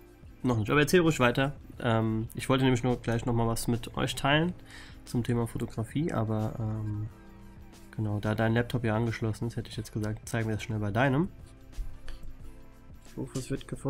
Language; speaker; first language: German; native; German